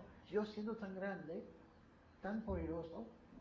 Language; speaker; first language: Spanish; non-native, fluent; English